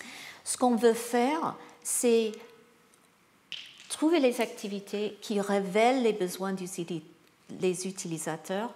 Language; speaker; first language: French; non-native, fluent; English